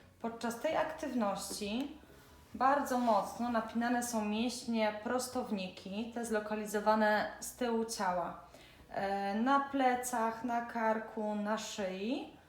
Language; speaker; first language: Polish; native; Polish